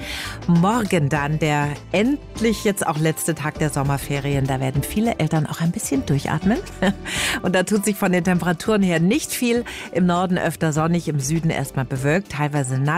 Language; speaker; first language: German; native; German